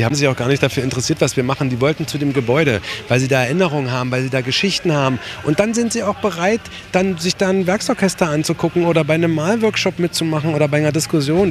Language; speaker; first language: German; native; German